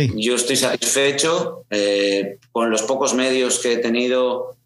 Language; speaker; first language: Spanish; native; Spanish